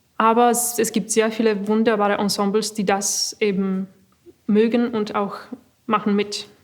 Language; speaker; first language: German; non-native, fluent; Polish